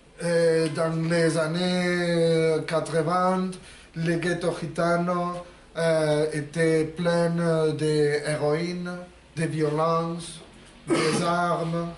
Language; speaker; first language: French; non-native, learner; Spanish